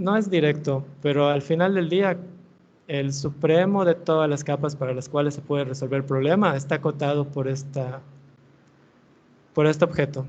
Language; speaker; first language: Spanish; native; Spanish